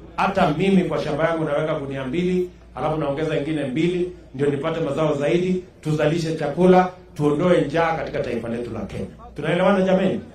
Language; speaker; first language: Swahili; non-native, local second language; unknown